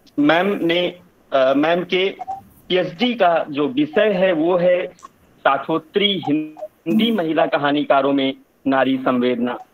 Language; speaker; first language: Hindi; native; Hindi